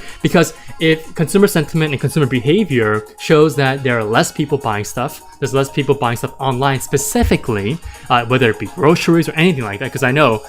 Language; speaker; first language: English; native; English